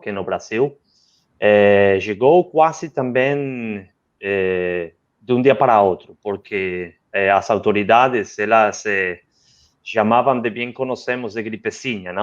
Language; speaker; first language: Portuguese; non-native, learner; Spanish